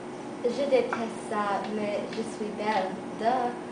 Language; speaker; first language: French; non-native, learner; English